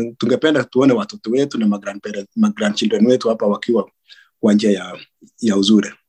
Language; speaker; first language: Swahili; non-native, local second language; Kalenjin